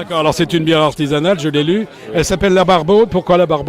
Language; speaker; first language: French; native; French